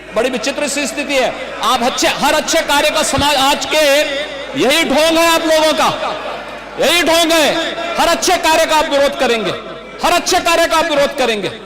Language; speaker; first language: Hindi; native; Hindi